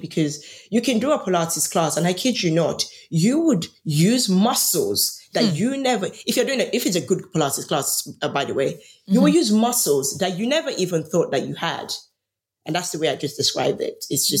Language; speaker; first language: English; non-native, local second language; Yoruba